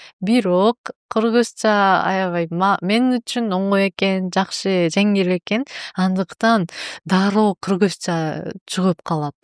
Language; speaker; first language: Kyrgyz; non-native, learner; Japanese